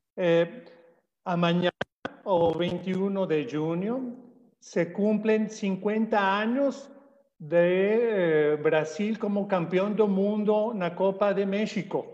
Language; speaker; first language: Portuguese; non-native, learner; Spanish